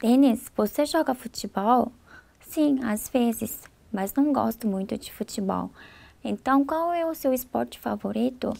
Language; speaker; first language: Portuguese; non-native, fluent; Korean